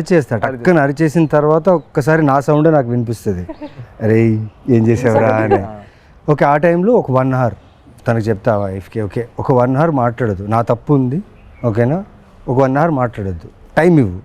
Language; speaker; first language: Telugu; native; Telugu